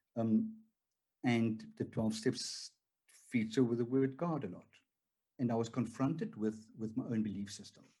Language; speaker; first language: English; non-native, local second language; Afrikaans